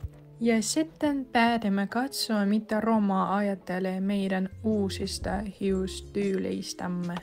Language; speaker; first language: Finnish; non-native, learner; Russian